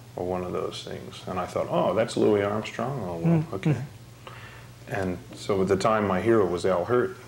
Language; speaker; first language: English; native; English